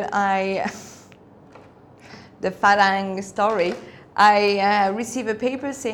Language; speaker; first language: English; non-native, fluent; Spanish